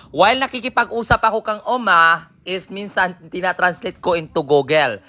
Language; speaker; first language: Filipino; non-native, local second language; Cebuano